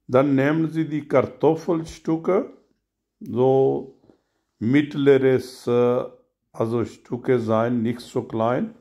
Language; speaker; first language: German; non-native, learner; Urdu